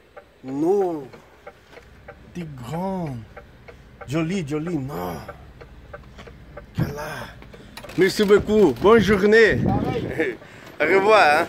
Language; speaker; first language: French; non-native, learner; Portuguese